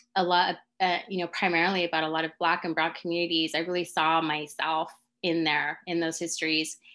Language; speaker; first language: English; native; English